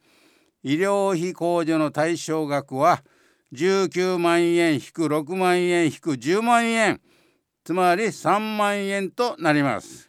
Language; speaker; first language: Japanese; native; Japanese